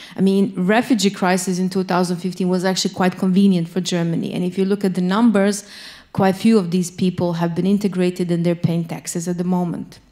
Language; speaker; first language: English; non-native, fluent; Bosnian